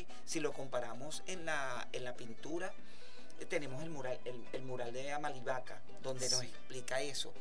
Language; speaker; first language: Spanish; native; Spanish